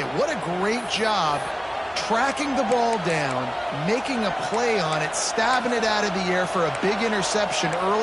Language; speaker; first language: English; native; English